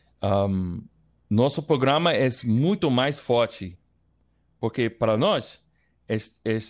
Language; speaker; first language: Portuguese; non-native, learner; English